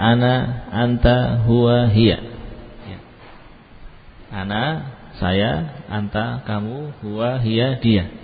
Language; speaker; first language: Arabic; non-native, fluent; Indonesian